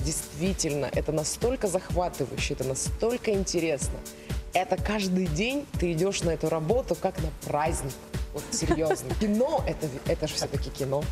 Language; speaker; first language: Russian; native; Russian